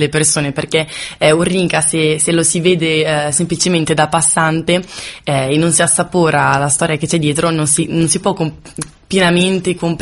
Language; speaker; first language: Italian; native; Italian